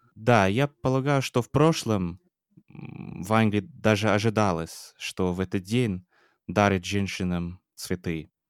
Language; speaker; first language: Russian; non-native, fluent; English